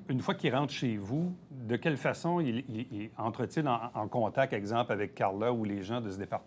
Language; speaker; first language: French; native; French